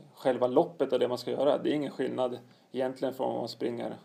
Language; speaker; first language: Swedish; native; Swedish